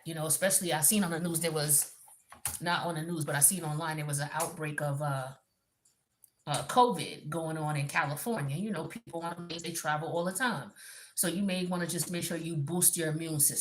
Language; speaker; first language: English; native; English